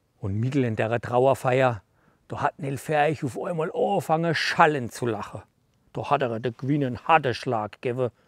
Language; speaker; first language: German; native; German